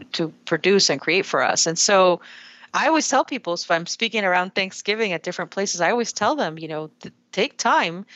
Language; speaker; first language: English; early bilingual, other home language; Spanish